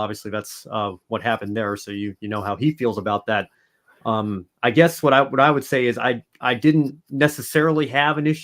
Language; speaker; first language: English; native; English